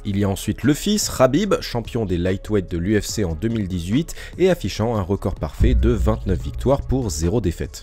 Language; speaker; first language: French; native; French